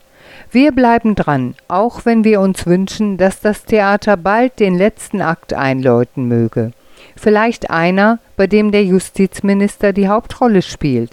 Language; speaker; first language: German; native; German